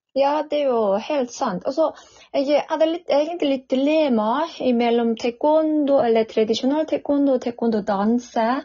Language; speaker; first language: Norwegian; non-native, fluent; Korean